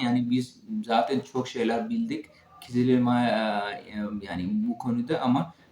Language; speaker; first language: Turkish; non-native, learner; Urdu